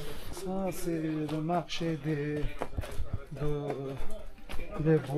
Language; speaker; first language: French; non-native, local second language; Arabic